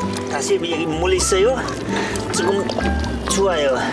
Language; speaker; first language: Korean; non-native, learner; Nepali